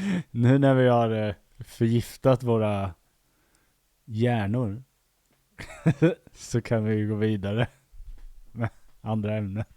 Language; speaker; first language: Swedish; native; Swedish